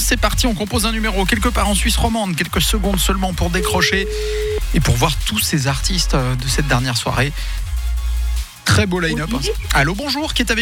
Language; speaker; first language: French; native; French